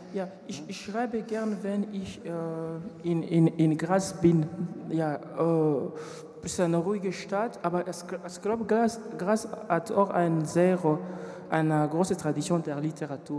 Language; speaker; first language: German; non-native, learner; French